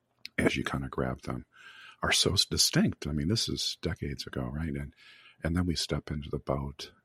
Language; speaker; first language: English; native; English